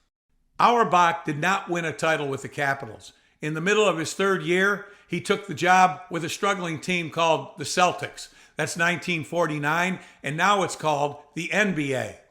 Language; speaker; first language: English; native; English